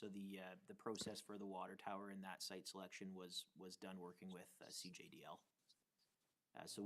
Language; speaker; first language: English; native; English